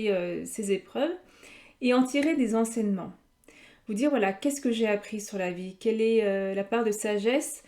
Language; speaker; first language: French; native; French